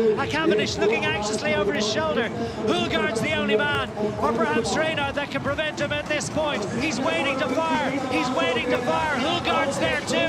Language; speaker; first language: English; native; English